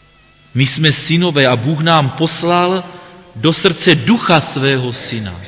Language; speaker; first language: Czech; native; Czech